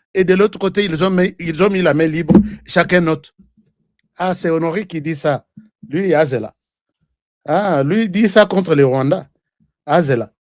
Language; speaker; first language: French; non-native, local second language; Lingala